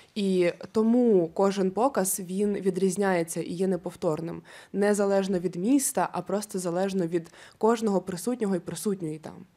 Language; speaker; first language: Ukrainian; native; Ukrainian